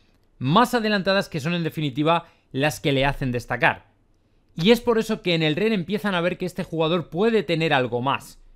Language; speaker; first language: Spanish; native; Spanish